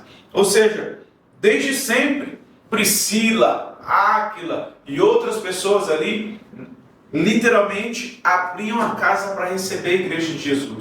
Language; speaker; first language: Portuguese; native; Portuguese